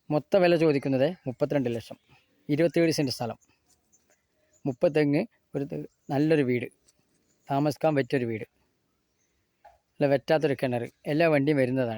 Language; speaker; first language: Malayalam; native; Malayalam